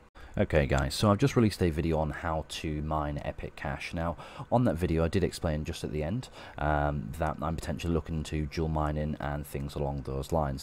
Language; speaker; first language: English; native; English